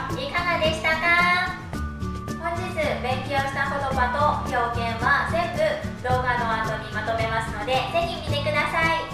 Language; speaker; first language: Japanese; non-native, fluent; Thai